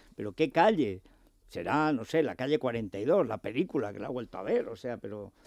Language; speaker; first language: Spanish; native; Spanish